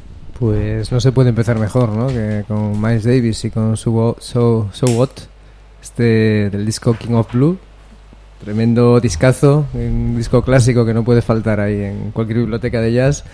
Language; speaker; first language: Spanish; native; Spanish